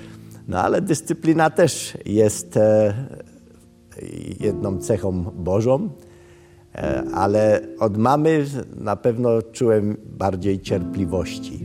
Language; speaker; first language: Polish; early bilingual, other home language; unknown